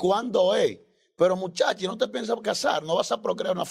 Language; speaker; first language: Spanish; native; Spanish